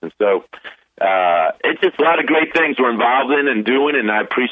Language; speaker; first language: English; native; English